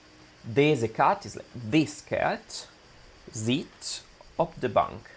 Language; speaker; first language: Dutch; non-native, fluent; Italian